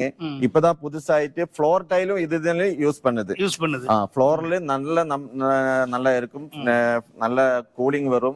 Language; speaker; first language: Tamil; non-native, learner; Malayalam